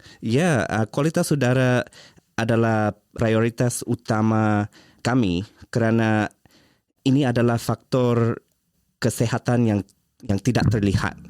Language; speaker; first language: Indonesian; early bilingual, heritage; Indonesian